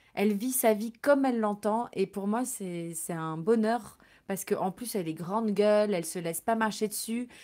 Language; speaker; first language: French; native; French